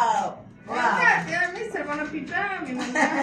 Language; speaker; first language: Italian; native; Italian